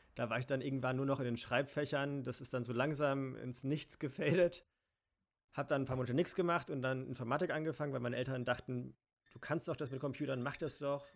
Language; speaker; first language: German; native; German